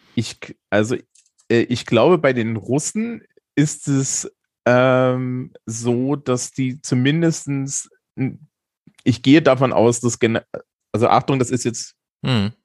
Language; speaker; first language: German; native; German